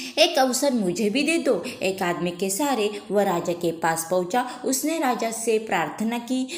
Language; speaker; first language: Hindi; non-native, local second language; Marathi